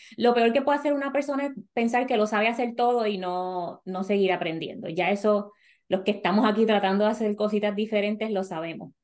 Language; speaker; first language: Spanish; native; Spanish